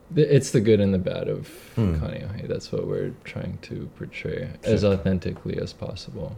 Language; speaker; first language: English; native; English